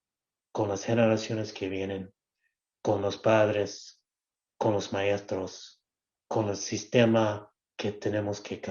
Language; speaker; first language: Spanish; non-native, local second language; English